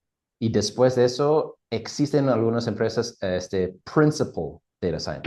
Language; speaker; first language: Spanish; non-native, fluent; English